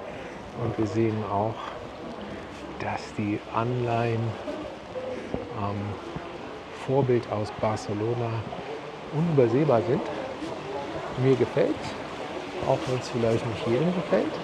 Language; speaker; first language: German; native; German